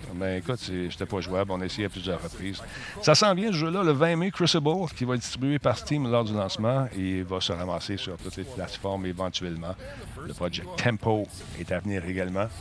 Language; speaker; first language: French; native; French